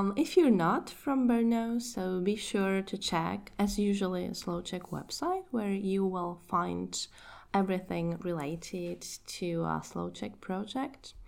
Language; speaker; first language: English; non-native, fluent; Czech